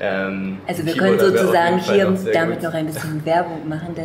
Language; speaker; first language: German; native; German